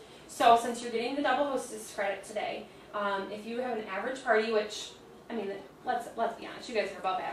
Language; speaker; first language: English; native; English